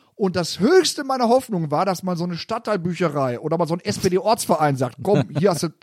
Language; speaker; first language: German; native; German